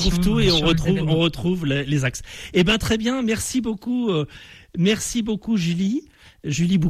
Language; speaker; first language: French; native; French